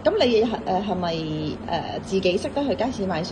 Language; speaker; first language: Cantonese; native; Cantonese